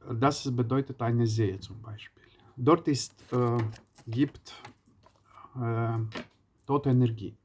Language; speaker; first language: German; non-native, learner; Ukrainian